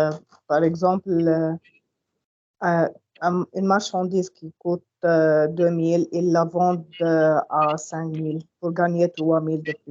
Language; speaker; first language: French; non-native, learner; Arabic